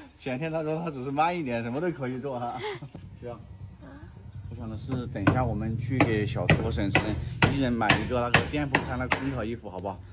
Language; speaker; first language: Chinese; native; Chinese